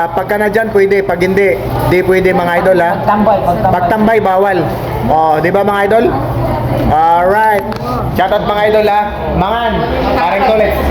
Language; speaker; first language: Filipino; non-native, local second language; Cebuano